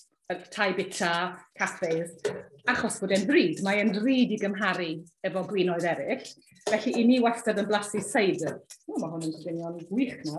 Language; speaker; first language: Welsh; native; Welsh